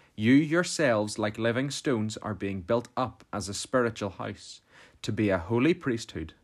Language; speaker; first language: English; native; English